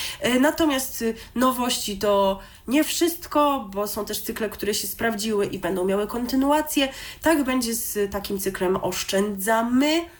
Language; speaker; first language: Polish; native; Polish